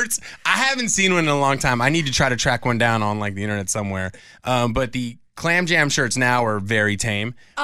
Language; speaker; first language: English; native; English